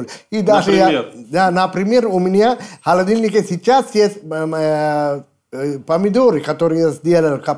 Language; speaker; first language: Russian; non-native, fluent; Sinhala